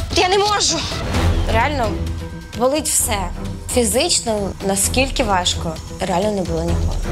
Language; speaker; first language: Ukrainian; native; Ukrainian